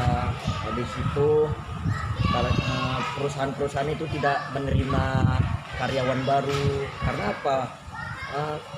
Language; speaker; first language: Indonesian; native; Indonesian